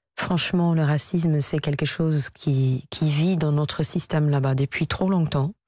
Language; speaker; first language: French; non-native, fluent; English